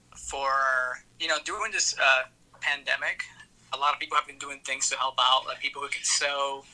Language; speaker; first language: English; early bilingual, other home language; Spanish